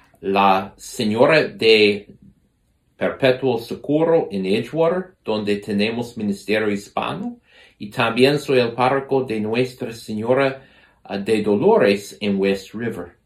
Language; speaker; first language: Spanish; non-native, fluent; English